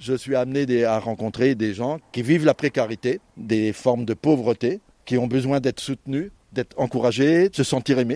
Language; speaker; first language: French; native; French